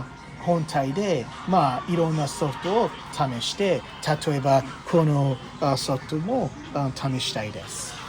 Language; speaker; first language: Japanese; non-native, fluent; English